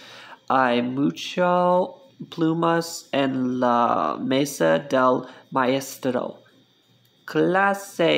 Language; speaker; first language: Spanish; non-native, learner; English